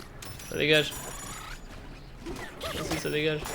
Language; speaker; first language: French; native; French